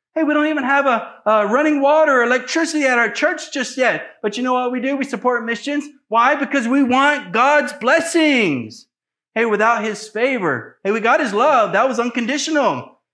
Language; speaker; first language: English; native; English